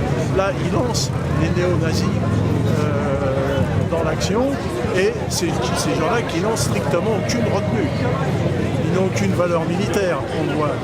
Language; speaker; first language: French; native; French